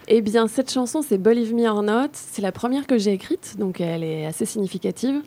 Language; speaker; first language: French; native; French